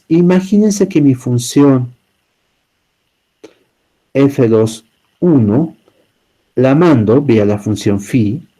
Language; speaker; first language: Spanish; native; Spanish